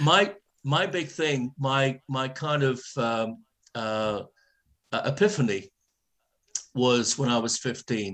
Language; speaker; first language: English; native; English